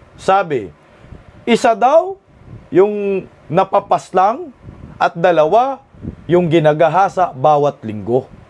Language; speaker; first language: Filipino; non-native, local second language; Cebuano